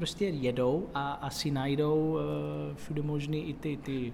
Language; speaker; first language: Czech; non-native, fluent; Italian